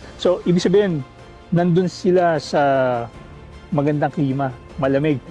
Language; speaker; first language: Filipino; native; Filipino